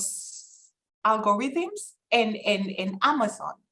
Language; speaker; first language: Spanish; non-native, fluent; English